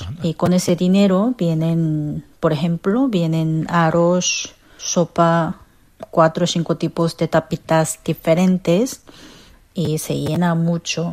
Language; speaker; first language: Spanish; non-native, learner; Korean